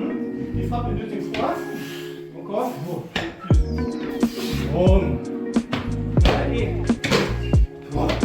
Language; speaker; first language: French; non-native, fluent; German